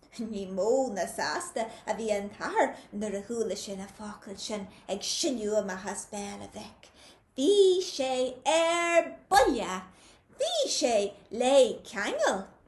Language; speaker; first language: Irish; native; Irish